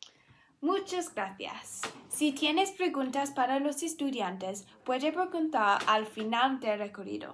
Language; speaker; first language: Spanish; non-native, learner; English